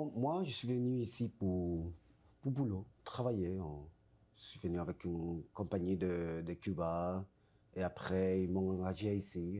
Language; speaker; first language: French; non-native, fluent; Spanish